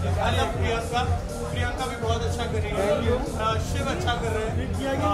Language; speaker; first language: Hindi; native; Hindi